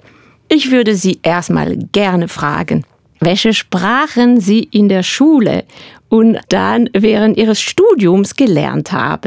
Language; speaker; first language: German; non-native, fluent; French